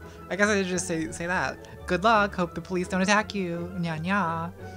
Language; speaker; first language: English; native; English